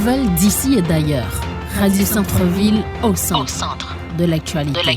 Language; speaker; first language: French; native; French